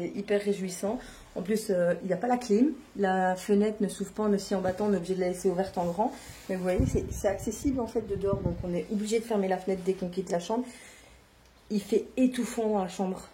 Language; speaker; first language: French; native; French